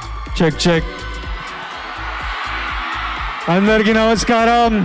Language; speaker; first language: Telugu; native; Telugu